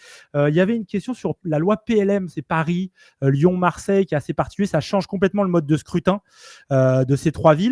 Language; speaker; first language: French; native; French